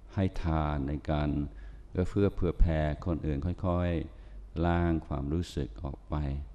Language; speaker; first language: Thai; non-native, fluent; English